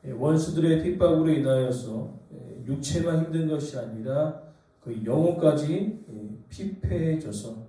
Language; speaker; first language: Korean; native; Korean